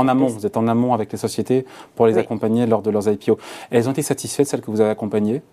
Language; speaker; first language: French; native; French